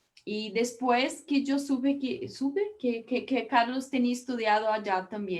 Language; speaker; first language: Spanish; non-native, learner; Portuguese